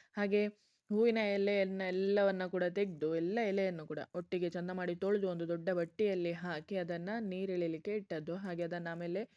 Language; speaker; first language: Kannada; non-native, local second language; Konkani